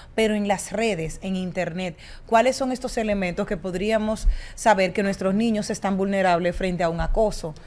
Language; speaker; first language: Spanish; native; Spanish